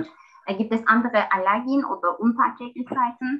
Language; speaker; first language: German; non-native, learner; Turkish